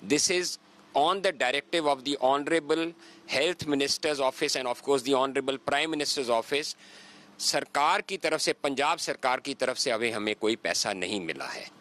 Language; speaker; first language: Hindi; native; Hindi